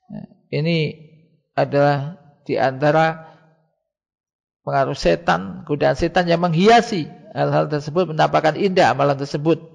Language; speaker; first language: Indonesian; native; Indonesian